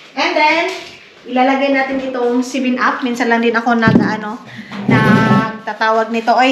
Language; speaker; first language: Filipino; non-native, local second language; Cebuano